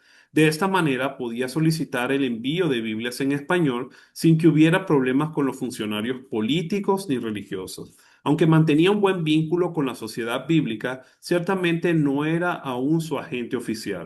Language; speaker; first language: Spanish; native; Spanish